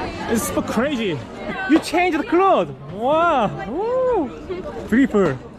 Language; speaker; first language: English; non-native, learner; Korean